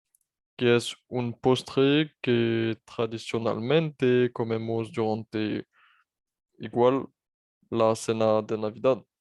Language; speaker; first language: Spanish; non-native, fluent; French